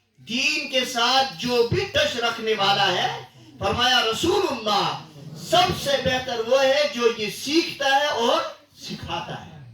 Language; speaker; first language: Urdu; non-native, local second language; Kashmiri